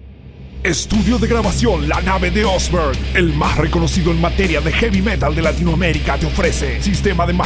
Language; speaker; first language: Spanish; native; Spanish